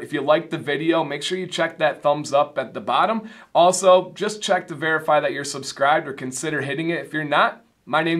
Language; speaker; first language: English; native; English